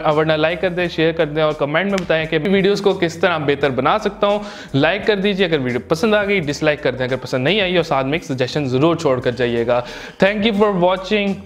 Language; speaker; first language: Urdu; native; Urdu